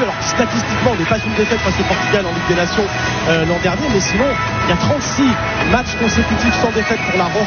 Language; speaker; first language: French; native; French